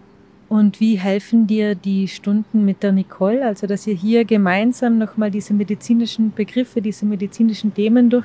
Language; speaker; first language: German; native; German